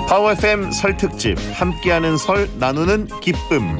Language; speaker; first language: Korean; native; Korean